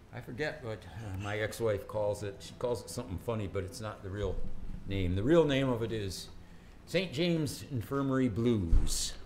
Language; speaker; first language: English; native; English